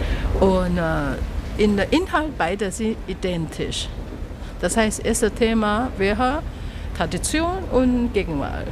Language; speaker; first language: German; non-native, learner; Chinese